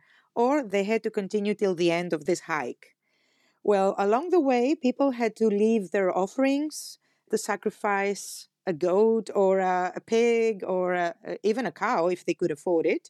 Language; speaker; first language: English; non-native, fluent; Greek